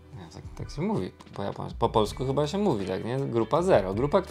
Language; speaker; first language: Polish; native; Polish